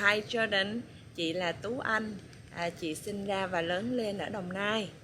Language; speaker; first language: Vietnamese; native; Vietnamese